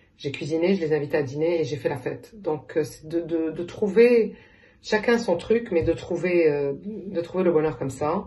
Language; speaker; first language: French; non-native, local second language; Arabic